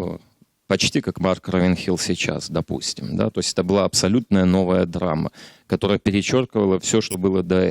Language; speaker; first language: Russian; native; Russian